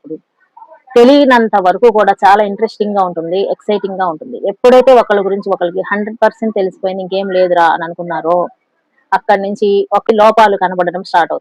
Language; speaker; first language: Telugu; native; Telugu